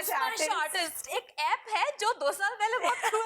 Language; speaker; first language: Hindi; native; Hindi